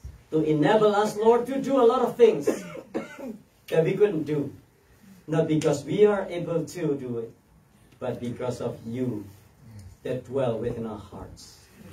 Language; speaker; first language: English; non-native, fluent; Indonesian